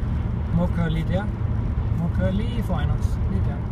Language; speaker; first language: Danish; native; Danish